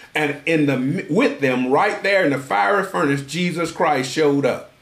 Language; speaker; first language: English; native; English